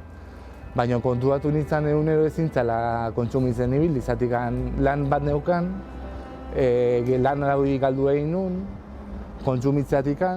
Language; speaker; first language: Basque; native; Basque